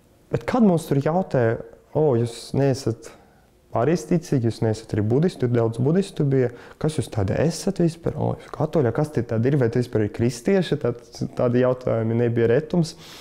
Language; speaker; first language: Latvian; non-native, fluent; Russian